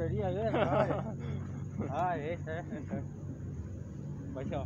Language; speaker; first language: Spanish; native; Spanish